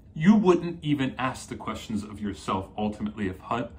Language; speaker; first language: English; native; English